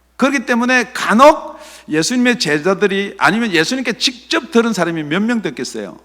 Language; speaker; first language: Korean; native; Korean